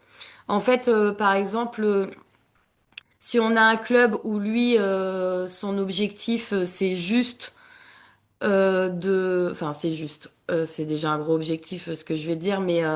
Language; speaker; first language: French; native; French